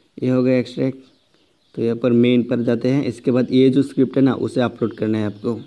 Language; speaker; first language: Hindi; non-native, local second language; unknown